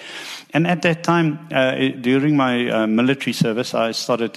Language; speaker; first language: English; non-native, local second language; Afrikaans